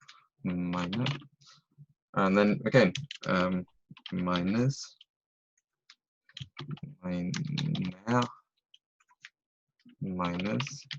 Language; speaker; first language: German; non-native, fluent; English